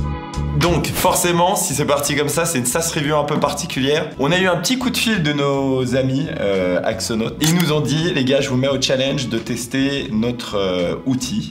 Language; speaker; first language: French; native; French